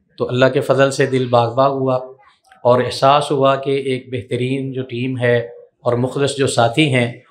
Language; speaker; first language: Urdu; non-native, local second language; Punjabi